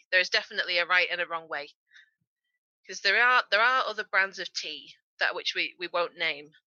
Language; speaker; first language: English; native; English